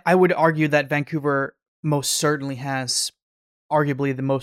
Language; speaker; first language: English; native; English